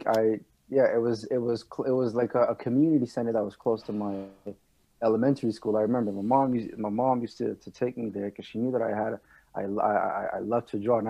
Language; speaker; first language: English; non-native, fluent; French